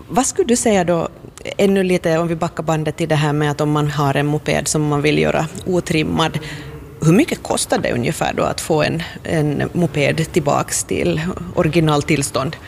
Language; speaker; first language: Swedish; native; Swedish